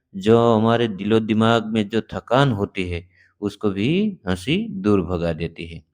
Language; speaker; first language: Hindi; non-native, local second language; Gujarati